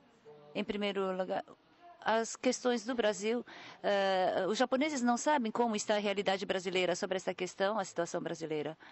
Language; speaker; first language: Portuguese; non-native, learner; Japanese